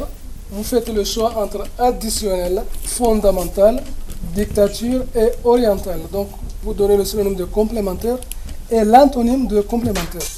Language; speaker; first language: French; non-native, local second language; Comorian